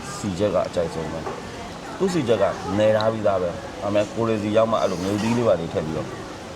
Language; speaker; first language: Burmese; native; Burmese